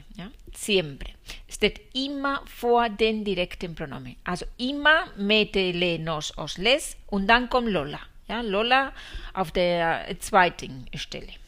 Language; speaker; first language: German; non-native, fluent; Spanish